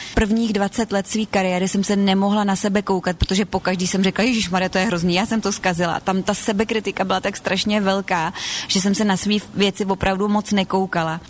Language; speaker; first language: Czech; native; Czech